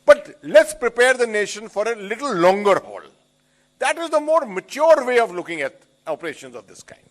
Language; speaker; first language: English; non-native, local second language; Hindi